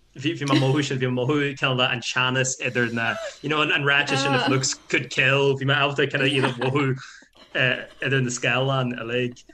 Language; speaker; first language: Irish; non-native, local second language; English